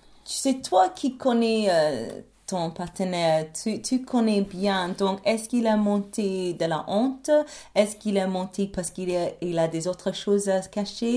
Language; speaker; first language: French; non-native, learner; English